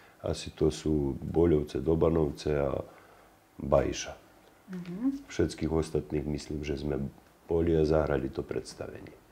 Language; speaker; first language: Slovak; native; Slovak